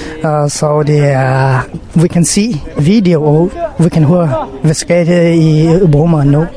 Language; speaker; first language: Danish; non-native, learner; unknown